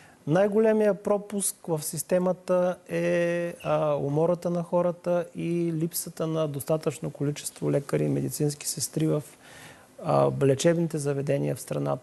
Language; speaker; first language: Bulgarian; native; Bulgarian